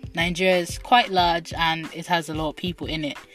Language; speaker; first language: English; non-native, local second language; Igbo